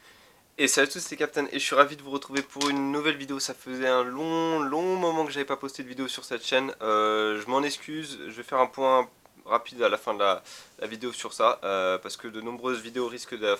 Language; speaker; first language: French; native; French